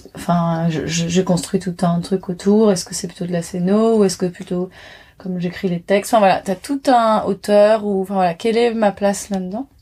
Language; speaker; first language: French; native; French